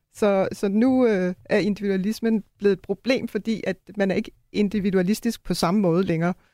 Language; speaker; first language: Danish; native; Danish